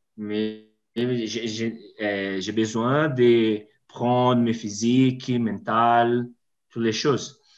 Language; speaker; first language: French; non-native, learner; Portuguese